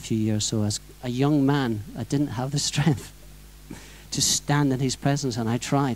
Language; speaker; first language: English; native; English